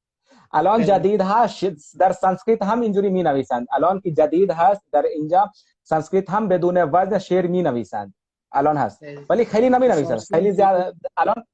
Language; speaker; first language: Persian; non-native, fluent; Hindi